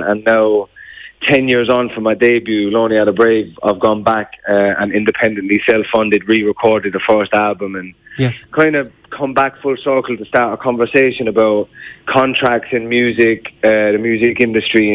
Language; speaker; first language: English; native; English